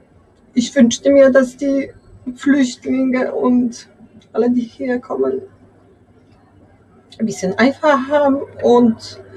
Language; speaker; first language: German; non-native, fluent; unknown